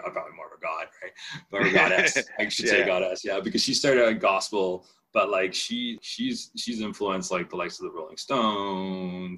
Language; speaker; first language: English; non-native, fluent; Spanish